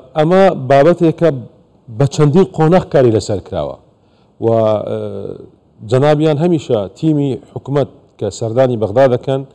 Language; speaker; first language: Central Kurdish; non-native, local second language; Assyrian Neo-Aramaic